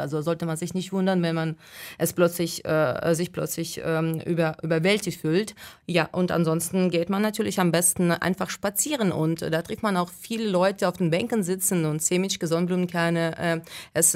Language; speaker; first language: German; non-native, fluent; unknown